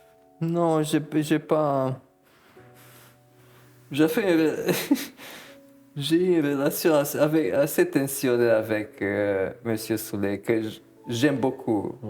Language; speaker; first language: French; non-native, fluent; Romanian